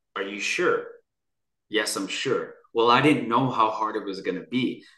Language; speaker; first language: English; native; English